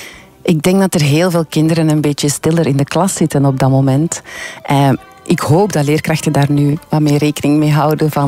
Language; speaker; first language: Dutch; native; Dutch